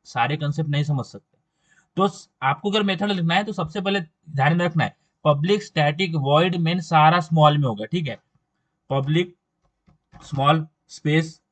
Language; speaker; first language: Hindi; non-native, local second language; Marathi